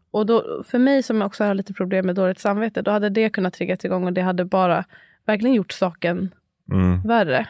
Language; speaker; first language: Swedish; native; Swedish